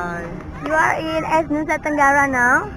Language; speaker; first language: English; non-native, learner; Indonesian